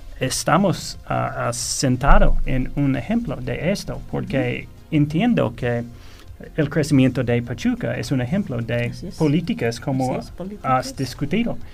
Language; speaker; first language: Spanish; non-native, fluent; English